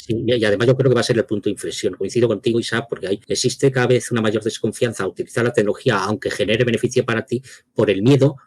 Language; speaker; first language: Spanish; native; Spanish